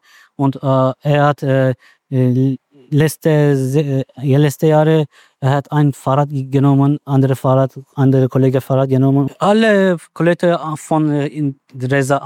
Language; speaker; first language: German; non-native, learner; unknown